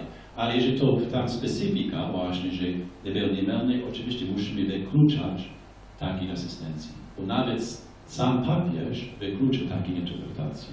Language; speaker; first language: Polish; non-native, fluent; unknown